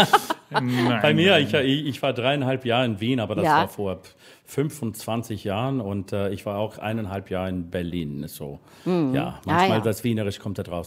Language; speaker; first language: German; non-native, fluent; English